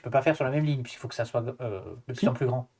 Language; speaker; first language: French; native; French